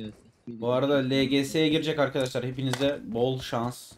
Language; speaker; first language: Turkish; native; Turkish